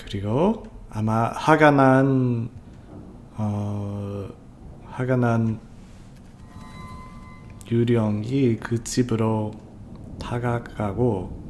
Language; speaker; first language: Korean; non-native, learner; English